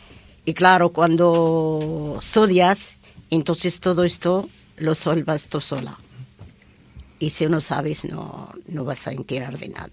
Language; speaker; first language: Spanish; non-native, learner; Arabic